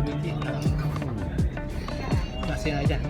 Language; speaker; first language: Indonesian; non-native, learner; Turkish